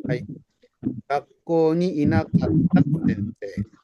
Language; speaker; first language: Japanese; non-native, fluent; Indonesian